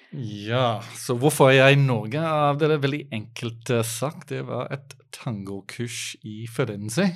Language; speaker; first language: Norwegian; non-native, fluent; English